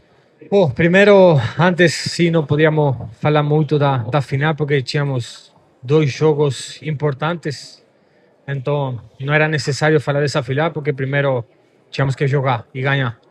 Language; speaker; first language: Portuguese; non-native, fluent; Spanish